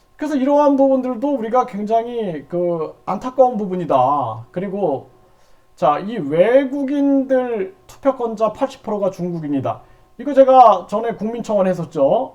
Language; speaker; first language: Korean; native; Korean